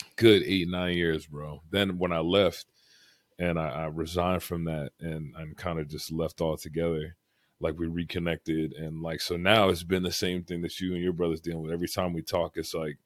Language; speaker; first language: English; native; English